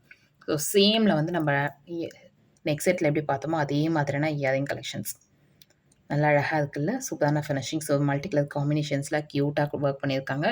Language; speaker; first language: Tamil; native; Tamil